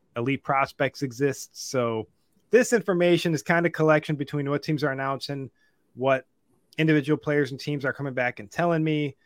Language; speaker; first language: English; native; English